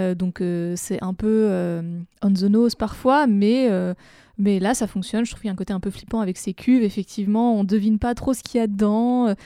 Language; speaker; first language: French; native; French